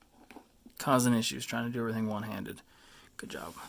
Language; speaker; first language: English; native; English